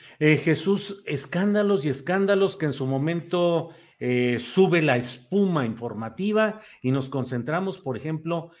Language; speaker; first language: Spanish; native; Spanish